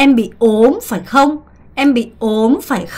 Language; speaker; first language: Vietnamese; non-native, fluent; Korean